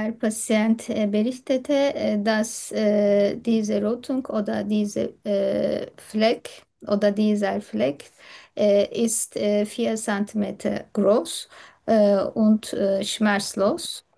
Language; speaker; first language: German; non-native, learner; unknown